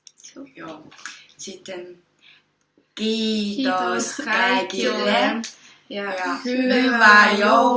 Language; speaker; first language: Finnish; non-native, learner; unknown